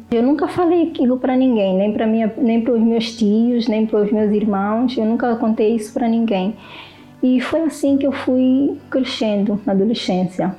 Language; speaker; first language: Portuguese; native; Portuguese